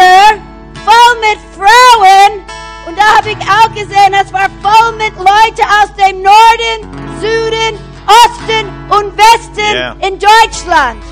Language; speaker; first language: German; non-native, fluent; English